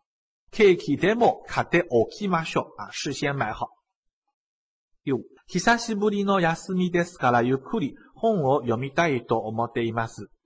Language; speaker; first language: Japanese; non-native, fluent; Chinese